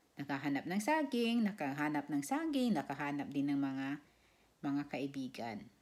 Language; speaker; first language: Filipino; non-native, local second language; Cebuano